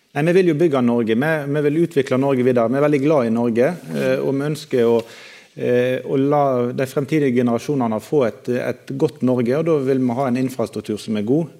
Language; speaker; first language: Norwegian; native; Norwegian